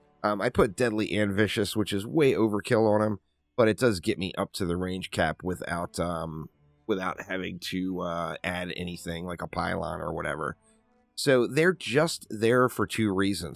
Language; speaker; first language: English; native; English